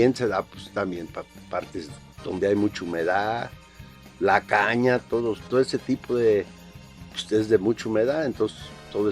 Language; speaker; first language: Spanish; native; Spanish